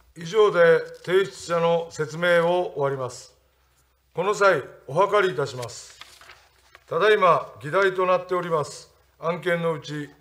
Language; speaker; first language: Japanese; native; Japanese